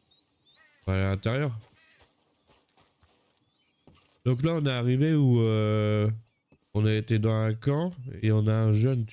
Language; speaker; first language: French; native; French